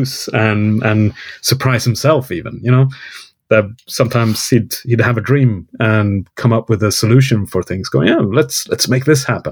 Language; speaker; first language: English; non-native, fluent; Swedish